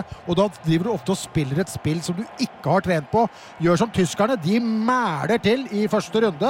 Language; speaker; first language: Norwegian; native; Norwegian